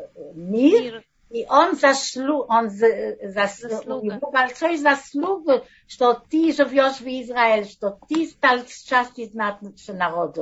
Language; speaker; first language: Russian; non-native, fluent; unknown